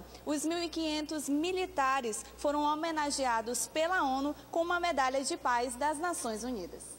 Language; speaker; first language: Portuguese; native; Portuguese